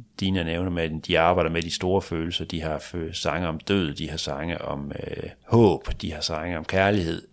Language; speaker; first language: Danish; native; Danish